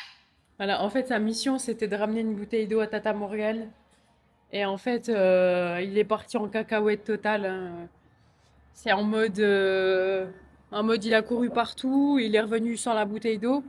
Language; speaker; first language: French; native; French